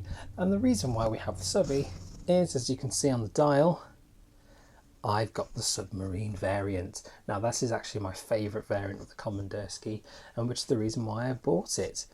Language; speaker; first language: English; native; English